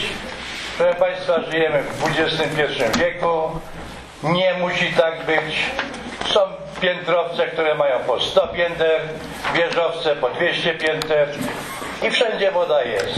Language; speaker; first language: Polish; native; Polish